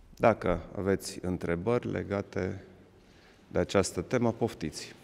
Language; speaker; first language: Romanian; non-native, local second language; German